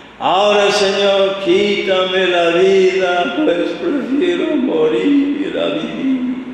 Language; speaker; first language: Spanish; non-native, fluent; English